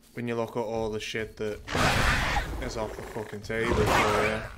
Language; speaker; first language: English; native; English